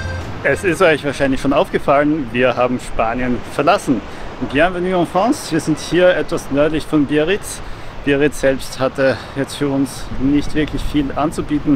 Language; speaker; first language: German; native; German